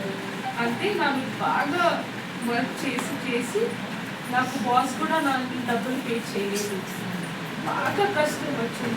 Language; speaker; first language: Telugu; non-native, learner; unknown